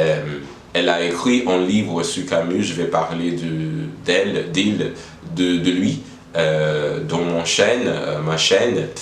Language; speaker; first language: French; non-native, learner; English